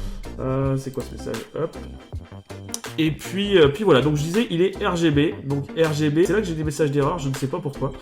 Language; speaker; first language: French; native; French